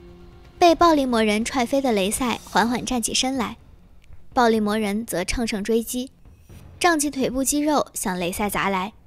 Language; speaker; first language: Chinese; native; Chinese